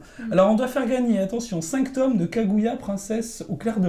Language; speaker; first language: French; native; French